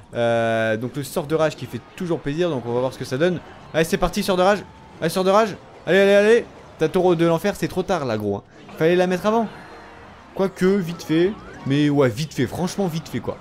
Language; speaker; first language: French; native; French